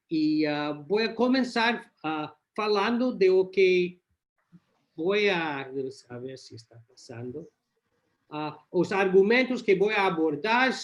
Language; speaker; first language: Portuguese; non-native, learner; English